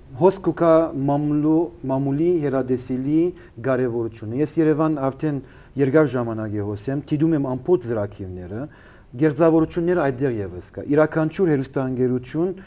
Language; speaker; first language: Armenian; early bilingual, heritage; Armenian